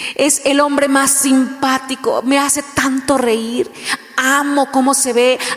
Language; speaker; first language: Spanish; native; Spanish